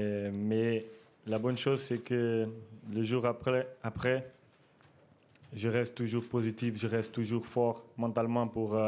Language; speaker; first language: French; non-native, fluent; Portuguese